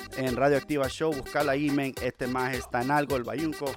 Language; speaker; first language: Spanish; early bilingual, heritage; Spanish